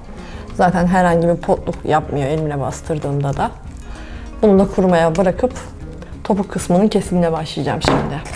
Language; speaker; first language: Turkish; native; Turkish